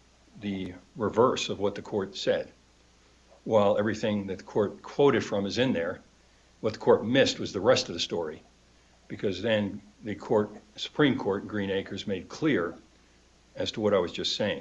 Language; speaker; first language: English; native; English